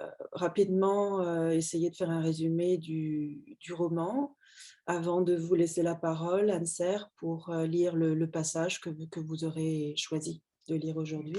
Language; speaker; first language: French; native; French